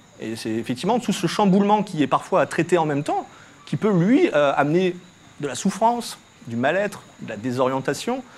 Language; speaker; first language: French; native; French